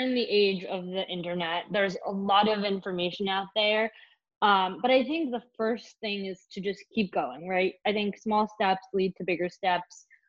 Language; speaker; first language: English; native; English